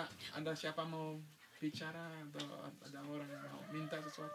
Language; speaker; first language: Indonesian; non-native, fluent; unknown